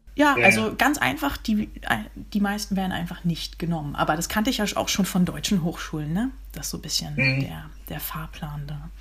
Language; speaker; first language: German; native; German